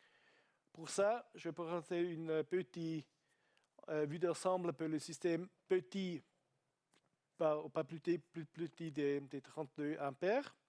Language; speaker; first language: French; non-native, learner; Italian